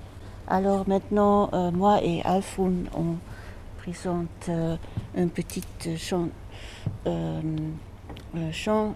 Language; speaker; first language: French; non-native, learner; Dutch